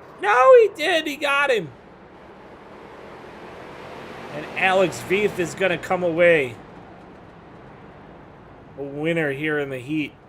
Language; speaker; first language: English; native; English